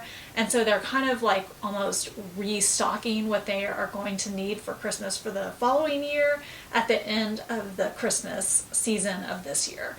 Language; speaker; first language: English; native; English